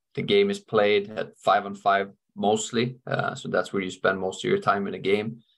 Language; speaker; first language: English; non-native, fluent; Swedish